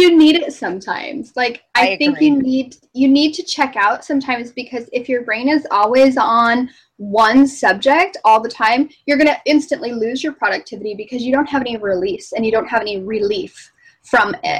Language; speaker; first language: English; native; English